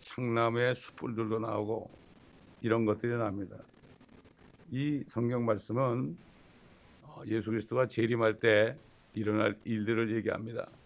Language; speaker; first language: Korean; native; Korean